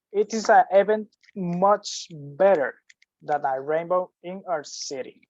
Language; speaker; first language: English; non-native, learner; Spanish